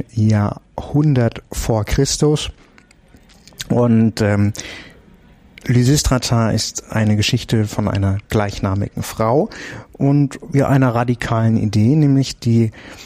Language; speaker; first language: German; native; German